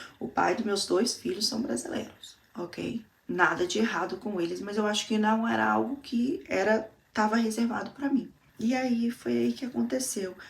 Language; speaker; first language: Portuguese; native; Portuguese